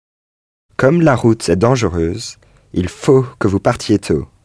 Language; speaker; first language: French; non-native, learner; English